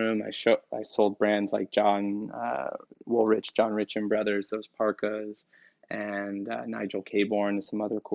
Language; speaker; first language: English; native; English